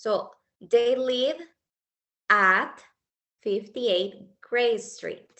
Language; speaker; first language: English; non-native, fluent; Spanish